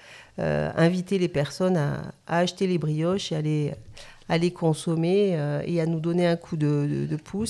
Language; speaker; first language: French; native; French